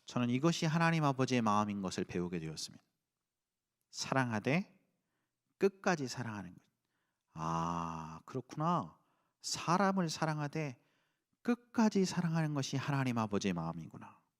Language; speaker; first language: Korean; native; Korean